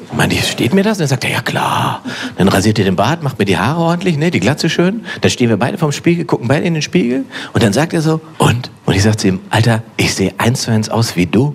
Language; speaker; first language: German; native; German